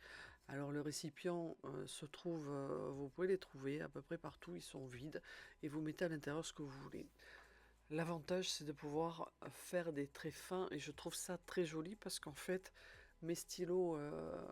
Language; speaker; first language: French; native; French